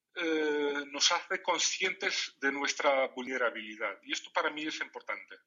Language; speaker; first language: Spanish; non-native, fluent; Riffian